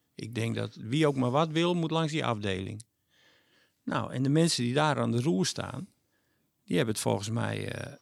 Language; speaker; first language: Dutch; native; Dutch